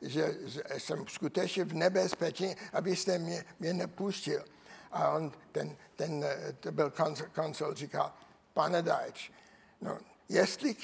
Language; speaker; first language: Czech; non-native, learner; English